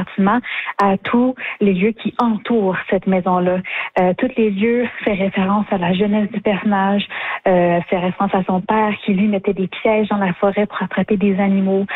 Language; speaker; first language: French; native; French